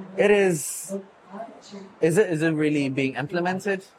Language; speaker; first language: English; non-native, fluent; Amharic